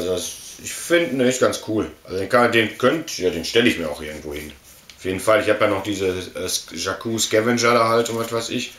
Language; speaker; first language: German; native; German